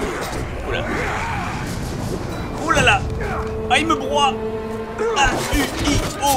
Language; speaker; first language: French; native; French